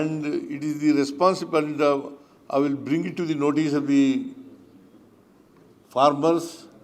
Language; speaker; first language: English; non-native, local second language; Kannada